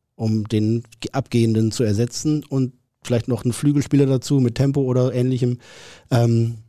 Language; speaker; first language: German; native; German